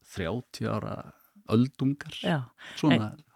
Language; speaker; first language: Icelandic; native; Icelandic